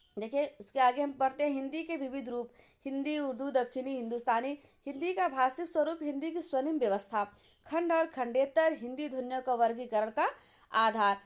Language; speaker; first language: Hindi; native; Hindi